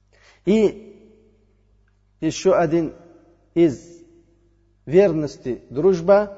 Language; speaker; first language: Russian; non-native, fluent; Uzbek